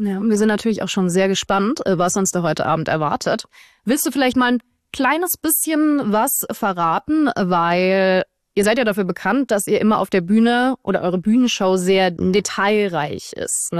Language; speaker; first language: German; native; German